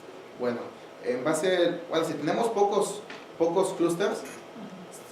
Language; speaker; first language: Spanish; native; Spanish